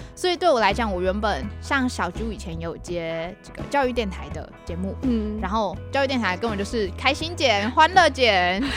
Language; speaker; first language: Chinese; native; Chinese